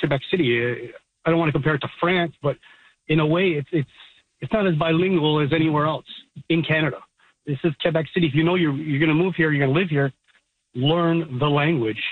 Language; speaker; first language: English; native; English